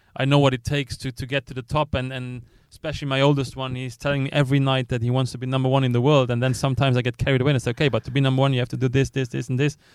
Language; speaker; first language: English; non-native, fluent; Luxembourgish